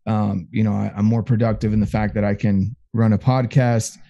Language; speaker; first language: English; native; English